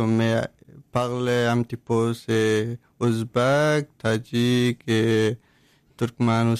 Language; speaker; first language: French; non-native, learner; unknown